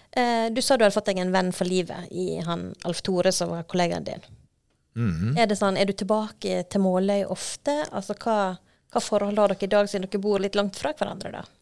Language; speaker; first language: Norwegian; native; Norwegian